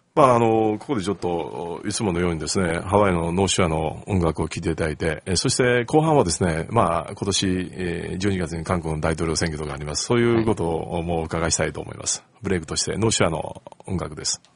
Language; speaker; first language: Japanese; native; Japanese